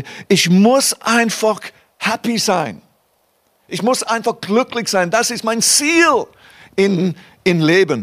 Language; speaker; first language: German; non-native, fluent; English